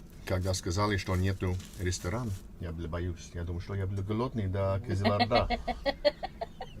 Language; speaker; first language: Russian; non-native, learner; English